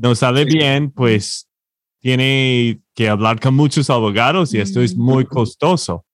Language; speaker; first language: Spanish; non-native, fluent; English